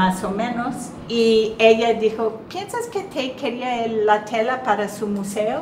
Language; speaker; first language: Spanish; non-native, fluent; English